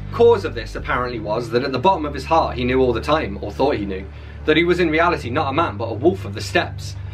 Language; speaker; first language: English; native; English